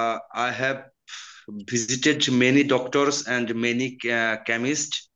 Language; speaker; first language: English; non-native, learner; Bangla